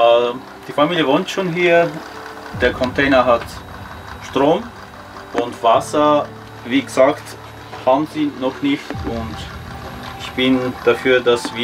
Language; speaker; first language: German; early bilingual, other home language; Armenian